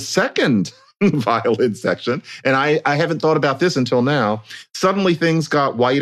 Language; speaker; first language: English; native; English